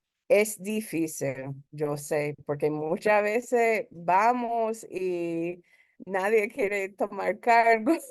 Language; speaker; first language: Spanish; early bilingual, heritage; Spanish